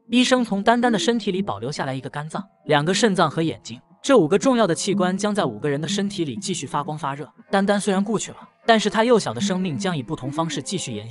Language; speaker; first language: Chinese; native; Chinese